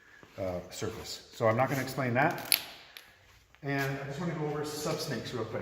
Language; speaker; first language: English; native; English